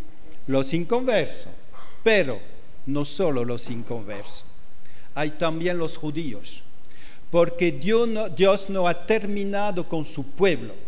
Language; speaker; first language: Spanish; non-native, fluent; French